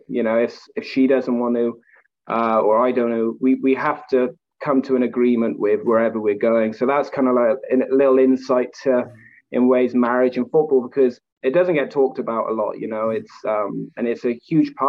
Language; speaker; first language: English; native; English